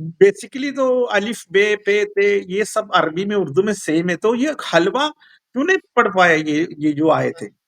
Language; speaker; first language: Hindi; non-native, local second language; Malayalam